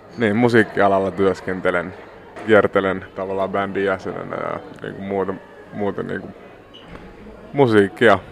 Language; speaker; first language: Finnish; native; Finnish